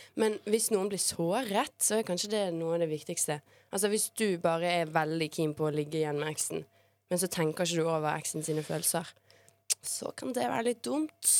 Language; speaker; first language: Norwegian; early bilingual, other home language; Bosnian